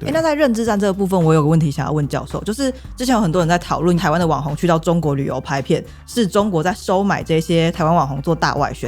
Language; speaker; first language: Chinese; native; Chinese